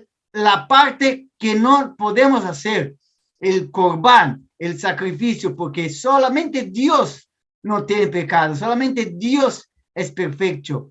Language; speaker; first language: Spanish; non-native, fluent; Portuguese